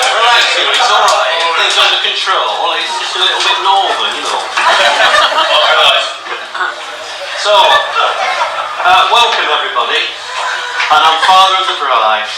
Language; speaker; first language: English; native; English